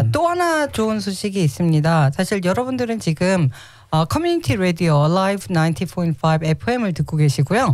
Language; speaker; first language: Korean; native; Korean